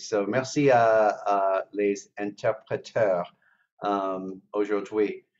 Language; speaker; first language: French; non-native, learner; English